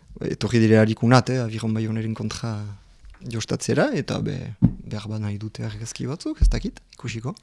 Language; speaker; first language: Basque; non-native, local second language; French